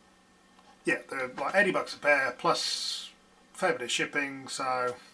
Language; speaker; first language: English; native; English